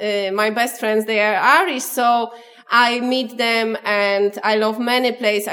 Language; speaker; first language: English; non-native, learner; Polish